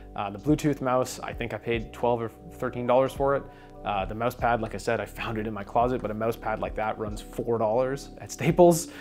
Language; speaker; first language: English; native; English